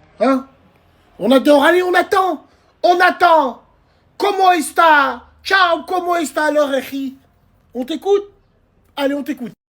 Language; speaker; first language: French; early bilingual, other home language; Arabic